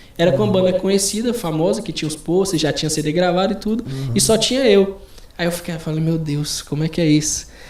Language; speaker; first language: Portuguese; native; Portuguese